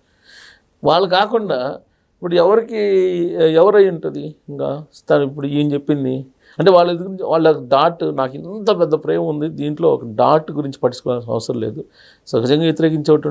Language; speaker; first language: Telugu; native; Telugu